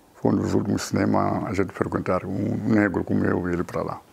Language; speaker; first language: Portuguese; non-native, local second language; Tsonga